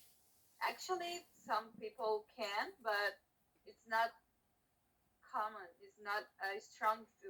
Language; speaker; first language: English; non-native, learner; Portuguese